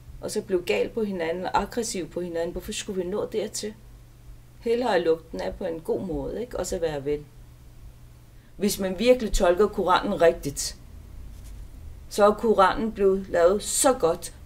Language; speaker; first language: Danish; early bilingual, other home language; Turkish